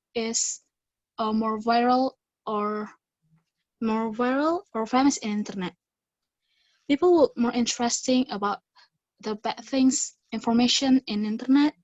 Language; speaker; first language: English; non-native, learner; Indonesian